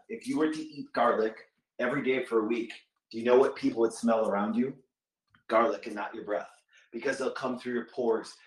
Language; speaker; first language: English; native; English